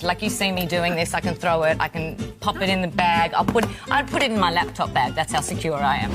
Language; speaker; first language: English; native; English